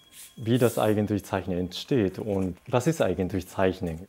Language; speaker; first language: German; non-native, fluent; Japanese